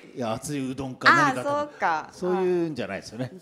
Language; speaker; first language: Japanese; native; Japanese